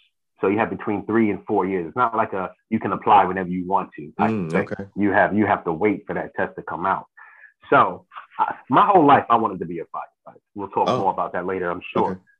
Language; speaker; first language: English; native; English